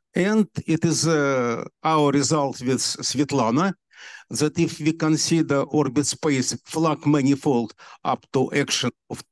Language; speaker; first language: English; non-native, learner; Russian